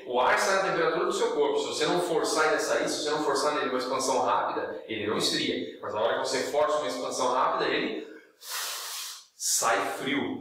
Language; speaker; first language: Portuguese; native; Portuguese